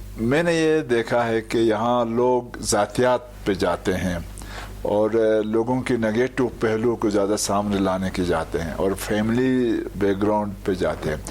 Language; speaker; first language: Urdu; non-native, local second language; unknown